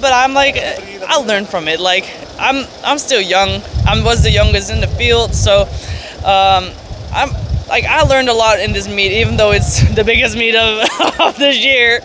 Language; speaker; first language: English; non-native, fluent; Dutch